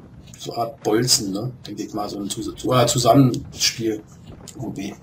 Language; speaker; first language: German; native; German